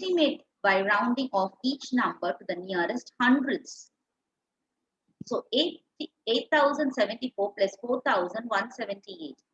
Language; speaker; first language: English; non-native, local second language; Tamil